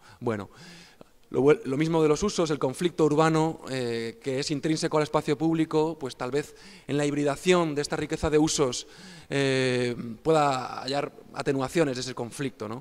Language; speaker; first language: Spanish; native; Spanish